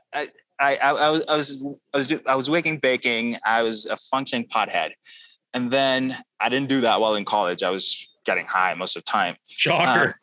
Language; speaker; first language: English; non-native, local second language; Urdu